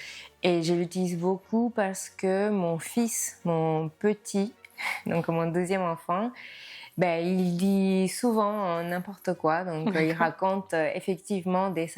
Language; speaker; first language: French; non-native, fluent; Spanish